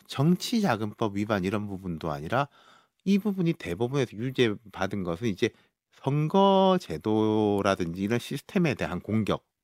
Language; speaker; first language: Korean; native; Korean